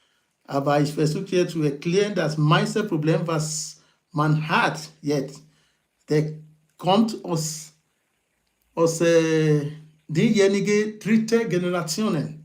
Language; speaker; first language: German; non-native, learner; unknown